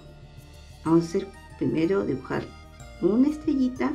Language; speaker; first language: Spanish; native; Spanish